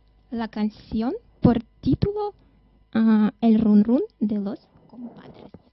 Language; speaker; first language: Spanish; non-native, learner; Russian